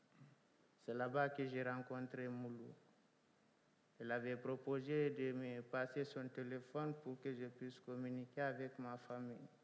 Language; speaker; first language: French; non-native, local second language; Fula